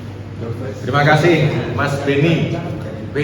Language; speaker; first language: Indonesian; native; Indonesian